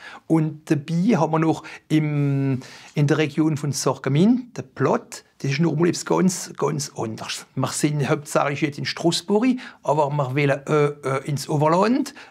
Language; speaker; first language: German; non-native, local second language; French